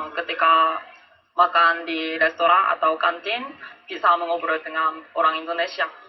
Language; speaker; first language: Indonesian; non-native, learner; Korean